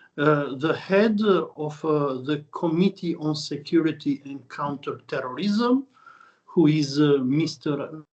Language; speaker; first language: English; non-native, fluent; Albanian